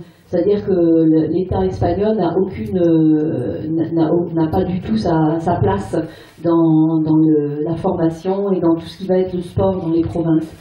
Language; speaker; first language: French; native; French